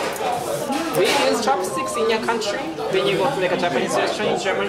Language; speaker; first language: English; non-native, learner; Japanese